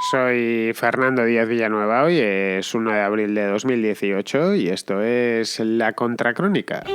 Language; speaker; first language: Spanish; native; Spanish